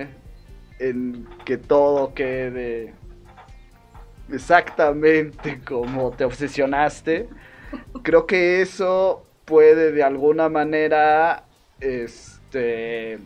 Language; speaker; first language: Spanish; native; Spanish